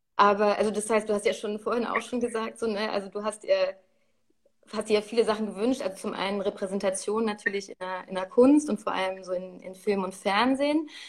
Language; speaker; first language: German; native; German